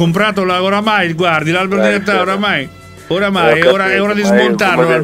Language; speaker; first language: Italian; native; Italian